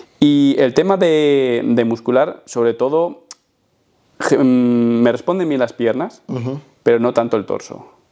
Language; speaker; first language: Spanish; native; Spanish